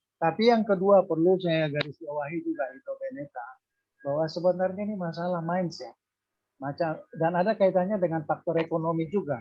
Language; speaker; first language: Indonesian; native; Indonesian